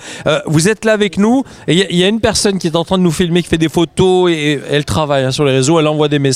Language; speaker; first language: French; native; French